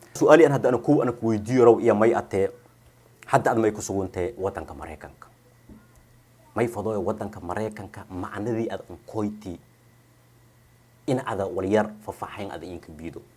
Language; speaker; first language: Somali; non-native, local second language; Maay